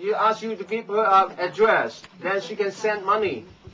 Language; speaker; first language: English; non-native, local second language; Chinese